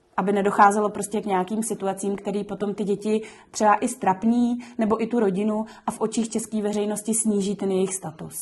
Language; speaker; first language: Czech; native; Czech